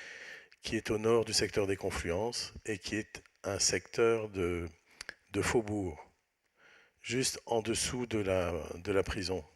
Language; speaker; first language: French; native; French